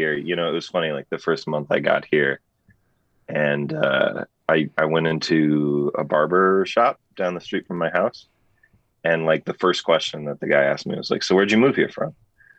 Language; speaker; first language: English; native; English